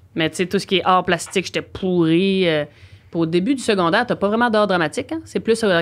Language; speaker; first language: French; native; French